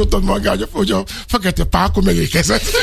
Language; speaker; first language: Hungarian; non-native, fluent; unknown